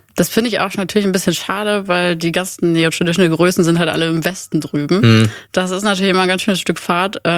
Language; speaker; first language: German; native; German